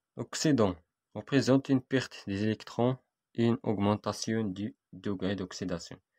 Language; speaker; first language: French; non-native, local second language; Arabic